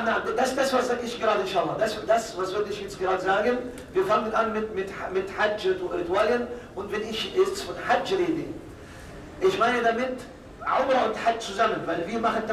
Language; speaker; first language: German; non-native, fluent; Arabic